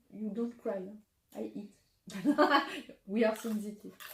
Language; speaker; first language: English; non-native, learner; French